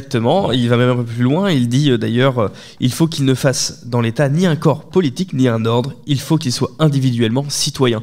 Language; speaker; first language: French; native; French